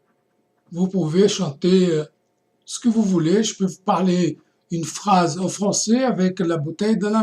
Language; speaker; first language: French; non-native, fluent; Portuguese